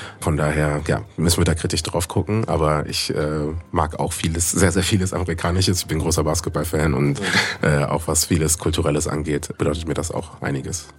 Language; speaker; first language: German; native; German